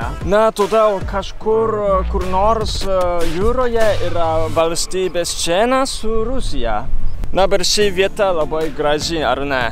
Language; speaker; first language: Lithuanian; non-native, fluent; Japanese